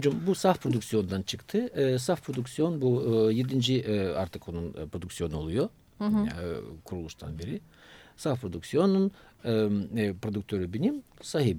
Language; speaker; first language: Turkish; non-native, fluent; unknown